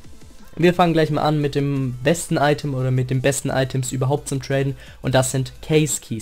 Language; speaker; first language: German; native; German